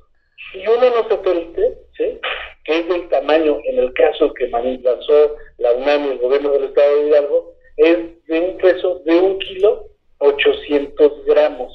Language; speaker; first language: Spanish; native; Spanish